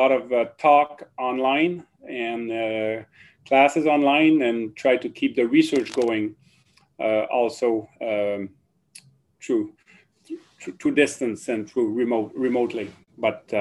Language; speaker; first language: English; non-native, fluent; French